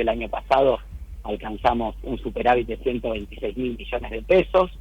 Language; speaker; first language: Spanish; native; Spanish